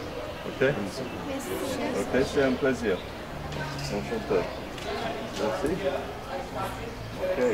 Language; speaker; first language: French; non-native, fluent; English